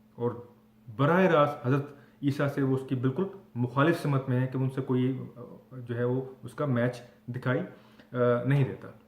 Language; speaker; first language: Urdu; non-native, local second language; Punjabi